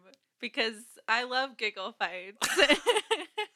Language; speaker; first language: English; native; English